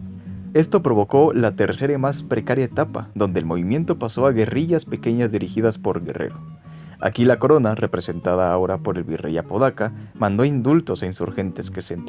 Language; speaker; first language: Spanish; native; Spanish